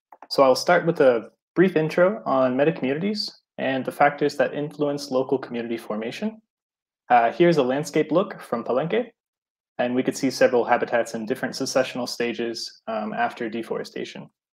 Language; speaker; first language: English; native; English